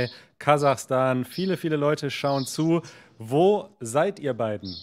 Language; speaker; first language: German; native; German